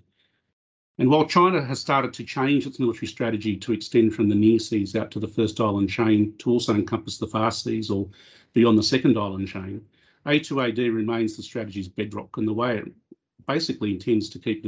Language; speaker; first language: English; native; English